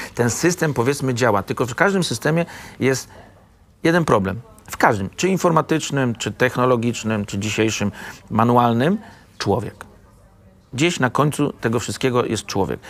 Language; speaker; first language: Polish; native; Polish